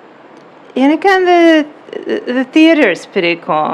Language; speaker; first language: Tamil; non-native, learner; English